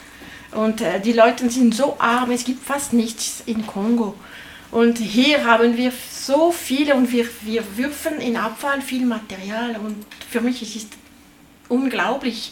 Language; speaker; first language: German; non-native, learner; French